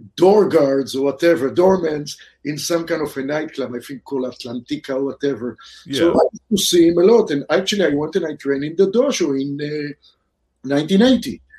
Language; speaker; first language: English; non-native, fluent; Hebrew